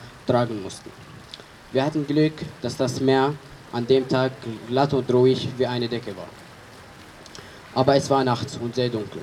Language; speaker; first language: German; early bilingual, other home language; Arabic